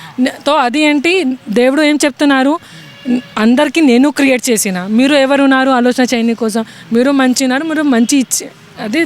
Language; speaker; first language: Telugu; non-native, learner; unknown